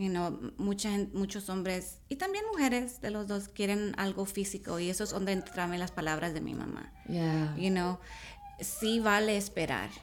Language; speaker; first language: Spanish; early bilingual, heritage; Spanish